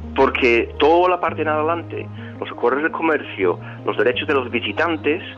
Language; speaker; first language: Spanish; non-native, fluent; English